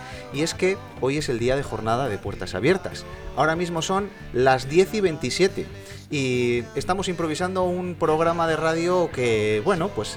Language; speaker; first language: Spanish; native; Spanish